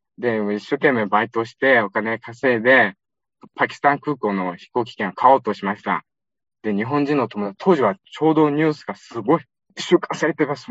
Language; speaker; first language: Japanese; non-native, fluent; Uyghur